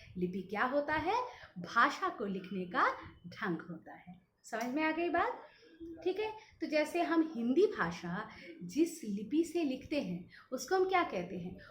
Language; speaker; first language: Hindi; non-native, local second language; Bangla